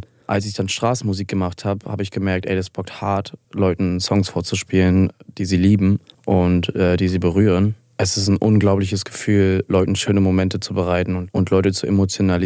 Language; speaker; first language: German; native; German